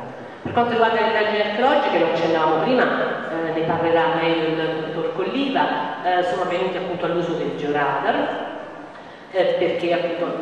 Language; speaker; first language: Italian; native; Italian